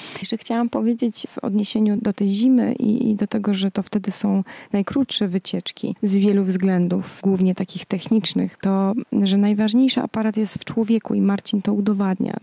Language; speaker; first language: Polish; native; Polish